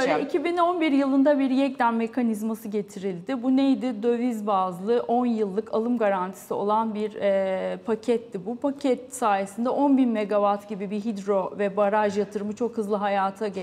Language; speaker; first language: Turkish; native; Turkish